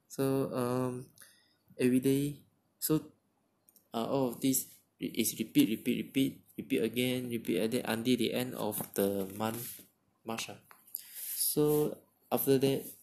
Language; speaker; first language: English; non-native, local second language; Chinese